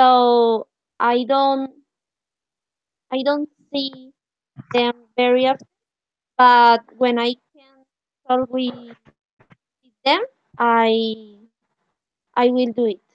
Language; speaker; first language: English; non-native, learner; Spanish